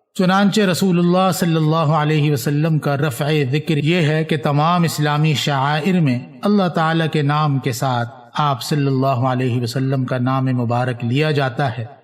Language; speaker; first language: Urdu; native; Urdu